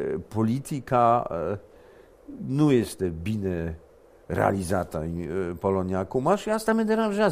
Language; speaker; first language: Romanian; non-native, fluent; Polish